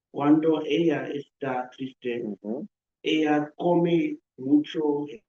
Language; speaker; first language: Spanish; non-native, learner; English